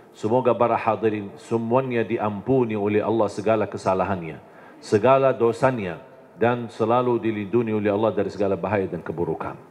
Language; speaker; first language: Indonesian; non-native, fluent; Arabic